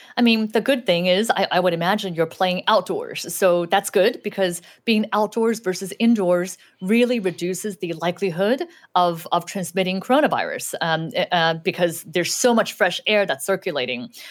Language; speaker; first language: English; early bilingual, other home language; Chinese